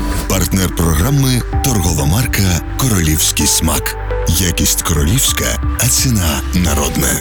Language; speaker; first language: Ukrainian; native; Ukrainian